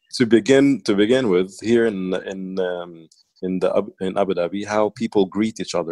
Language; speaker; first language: English; non-native, fluent; Arabic